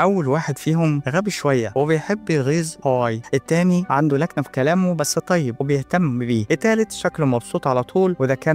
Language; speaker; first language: Arabic; native; Arabic